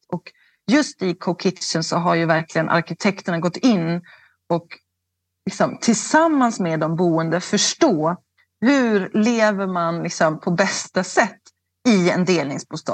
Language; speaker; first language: Swedish; native; Swedish